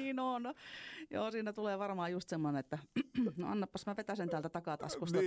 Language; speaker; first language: Finnish; native; Finnish